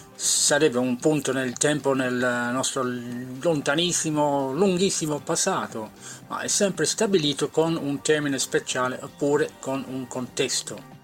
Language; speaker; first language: Italian; non-native, fluent; English